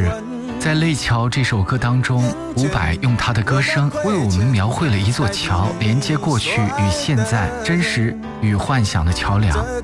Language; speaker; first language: Chinese; native; Chinese